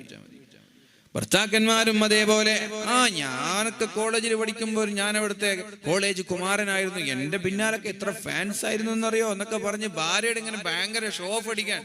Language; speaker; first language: Malayalam; native; Malayalam